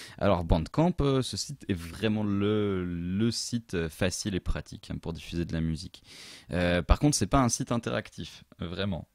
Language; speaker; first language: French; native; French